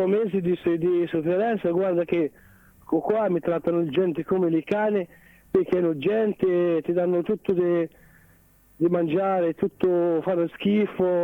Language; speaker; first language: Italian; non-native, learner; Arabic